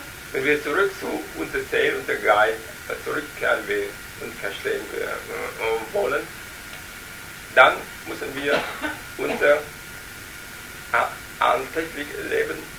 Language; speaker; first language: German; non-native, learner; Vietnamese